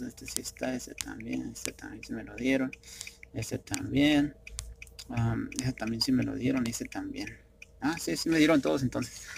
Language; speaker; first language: Spanish; early bilingual, heritage; Spanish